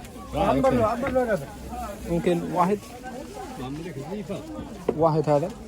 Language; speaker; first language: Arabic; non-native, learner; English